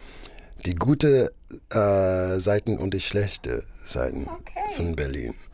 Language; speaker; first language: German; non-native, fluent; English